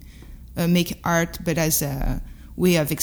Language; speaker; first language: English; non-native, fluent; French